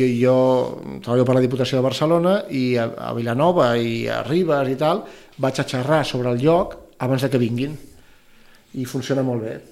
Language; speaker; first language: Catalan; non-native, local second language; Spanish